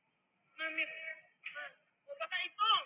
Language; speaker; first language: Filipino; native; Filipino